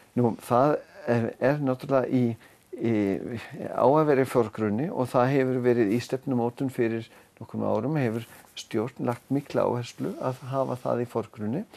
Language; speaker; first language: Icelandic; non-native, fluent; German